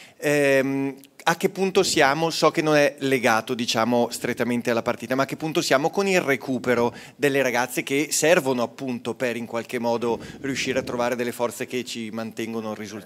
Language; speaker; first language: Italian; native; Italian